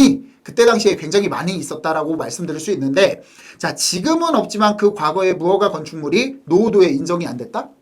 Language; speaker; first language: Korean; native; Korean